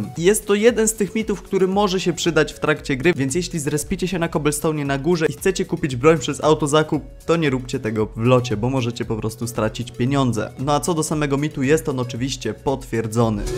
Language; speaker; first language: Polish; native; Polish